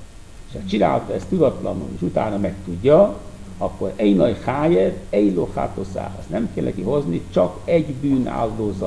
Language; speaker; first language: Hungarian; non-native, fluent; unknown